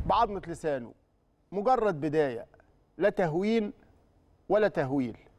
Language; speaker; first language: Arabic; native; Arabic